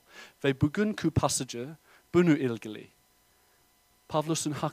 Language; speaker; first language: Turkish; non-native, fluent; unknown